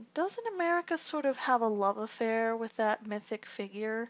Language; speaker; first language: English; native; English